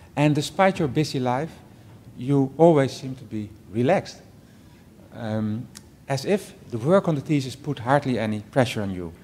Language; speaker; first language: English; non-native, fluent; Dutch